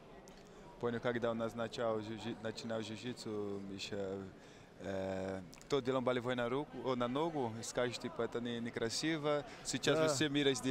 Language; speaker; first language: Russian; non-native, learner; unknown